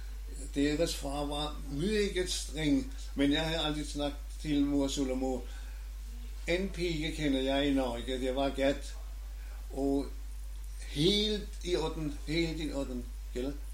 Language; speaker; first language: Danish; non-native, learner; German